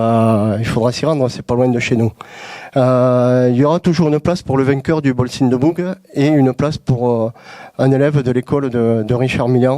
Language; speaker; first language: French; native; French